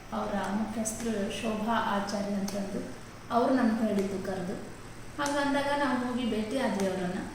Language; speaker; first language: Kannada; native; Kannada